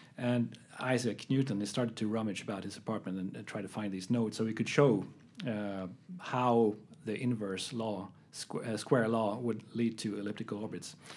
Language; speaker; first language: English; non-native, fluent; Swedish